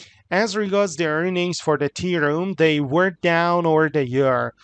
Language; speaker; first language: English; non-native, fluent; Persian